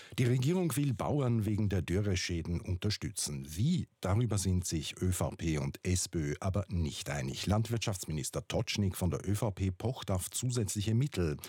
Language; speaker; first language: German; native; German